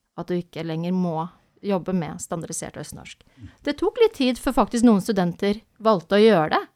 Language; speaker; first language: Norwegian; native; Norwegian